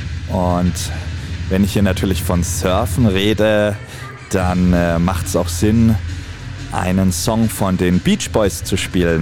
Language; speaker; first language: German; native; German